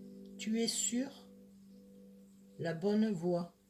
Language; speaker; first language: French; native; French